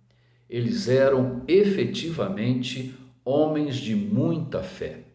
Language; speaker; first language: Portuguese; native; Portuguese